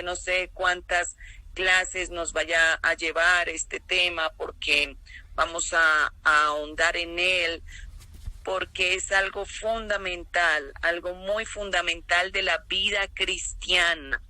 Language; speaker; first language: Spanish; native; Spanish